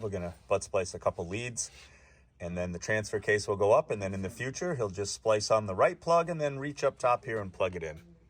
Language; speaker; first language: English; native; English